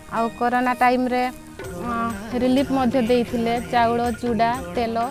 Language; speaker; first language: Odia; non-native, local second language; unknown